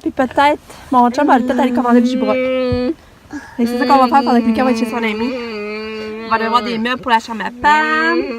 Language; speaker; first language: French; native; French